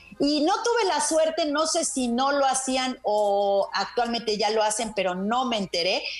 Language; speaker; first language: Spanish; native; Spanish